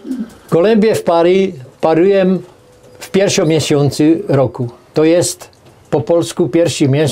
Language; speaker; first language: Polish; non-native, learner; Czech